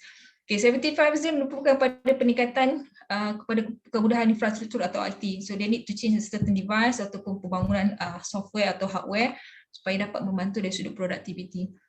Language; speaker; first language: Malay; native; Malay